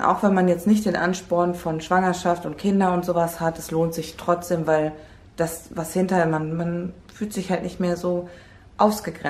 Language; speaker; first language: German; native; German